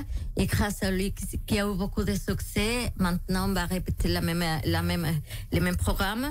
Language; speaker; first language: French; non-native, local second language; Spanish